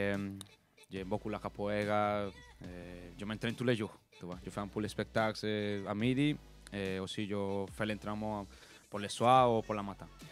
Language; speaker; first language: French; non-native, learner; Spanish